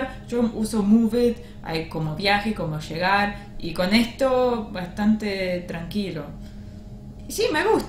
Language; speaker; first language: Spanish; non-native, learner; Russian